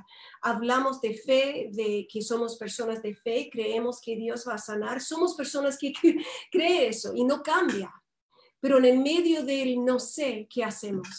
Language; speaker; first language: Spanish; non-native, fluent; English